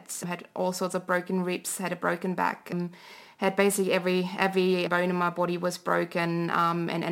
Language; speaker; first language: English; non-native, fluent; German